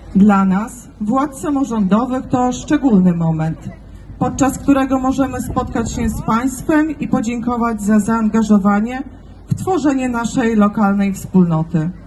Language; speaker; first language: Polish; native; Polish